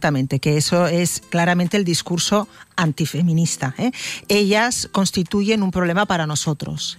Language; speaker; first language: Spanish; native; Spanish